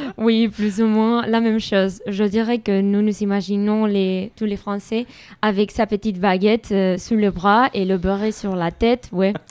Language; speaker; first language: French; non-native, fluent; Spanish